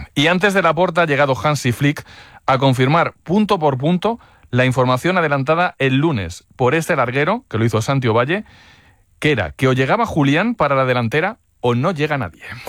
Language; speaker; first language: Spanish; native; Spanish